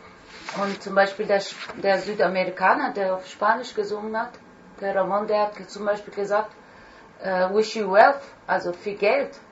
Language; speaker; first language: German; non-native, fluent; Turkish